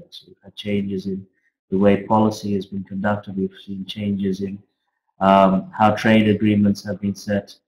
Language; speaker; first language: English; native; English